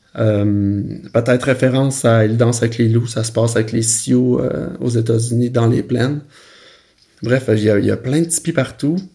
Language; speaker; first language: French; native; French